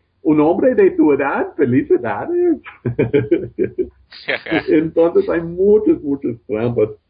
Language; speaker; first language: Spanish; non-native, fluent; English